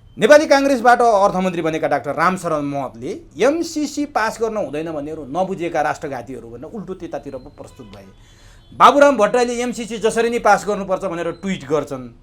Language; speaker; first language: Nepali; native; Nepali